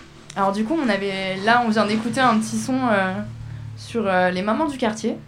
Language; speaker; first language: French; native; French